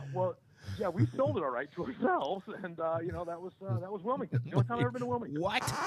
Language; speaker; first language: English; native; English